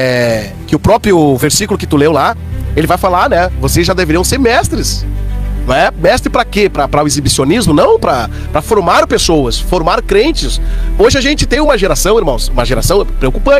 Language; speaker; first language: Portuguese; native; Portuguese